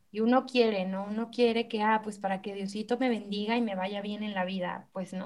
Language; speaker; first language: Spanish; native; Spanish